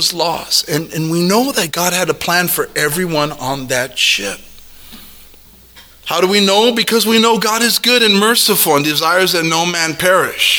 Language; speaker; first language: English; native; English